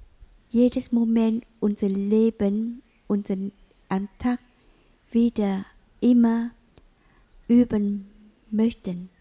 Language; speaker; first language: German; non-native, learner; Vietnamese